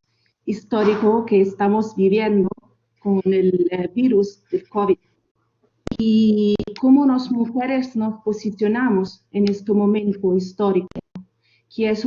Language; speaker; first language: Spanish; non-native, fluent; Italian